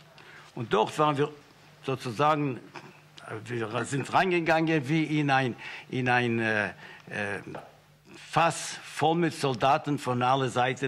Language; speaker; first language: German; non-native, fluent; Yiddish